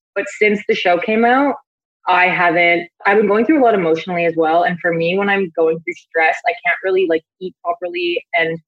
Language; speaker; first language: English; native; English